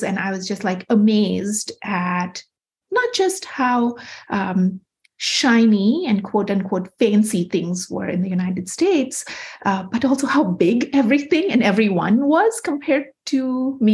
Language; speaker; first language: English; non-native, local second language; Bangla